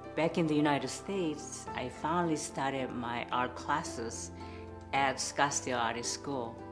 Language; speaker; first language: English; non-native, fluent; Korean